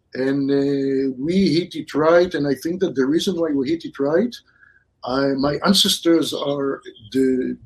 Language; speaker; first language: English; non-native, fluent; Hebrew